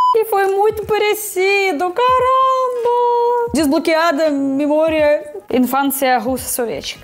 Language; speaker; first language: Portuguese; non-native, fluent; Russian